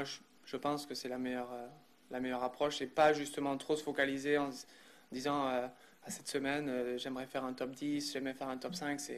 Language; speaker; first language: French; native; French